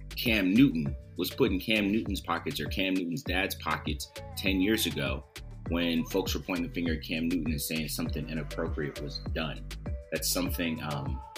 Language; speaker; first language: English; native; English